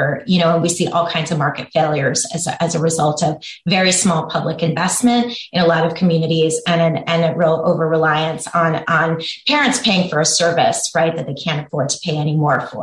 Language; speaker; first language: English; native; English